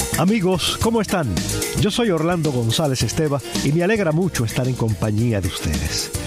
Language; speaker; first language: Spanish; early bilingual, heritage; Spanish